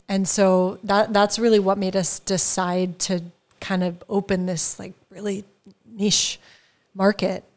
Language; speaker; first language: English; native; English